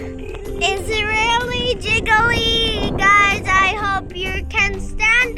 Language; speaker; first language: English; non-native, learner; Indonesian